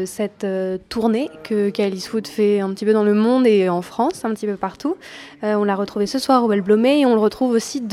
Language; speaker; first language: French; native; French